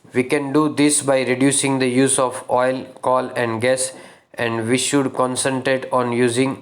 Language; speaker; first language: English; non-native, local second language; Gujarati